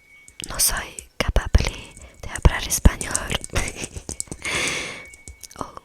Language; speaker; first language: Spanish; non-native, learner; French